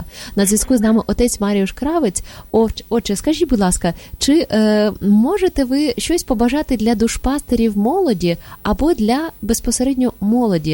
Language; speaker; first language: Ukrainian; native; Ukrainian